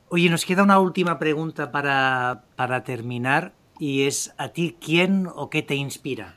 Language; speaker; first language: Spanish; native; Spanish